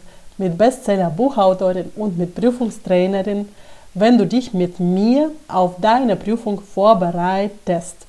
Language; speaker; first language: German; non-native, fluent; Russian